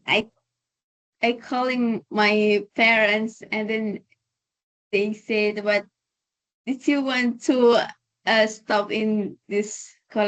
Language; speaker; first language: English; non-native, learner; Indonesian